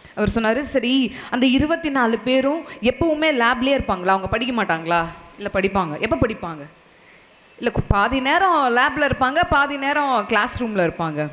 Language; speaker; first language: Tamil; non-native, local second language; Telugu